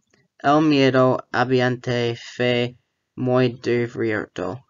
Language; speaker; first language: Spanish; non-native, learner; English